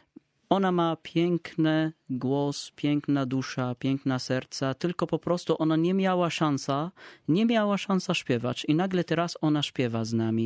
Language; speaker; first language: Polish; non-native, learner; Arabic